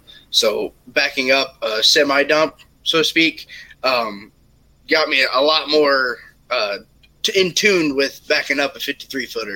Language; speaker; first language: English; native; English